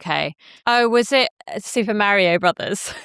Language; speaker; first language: English; native; English